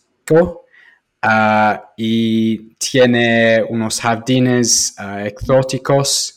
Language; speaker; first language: Spanish; non-native, fluent; English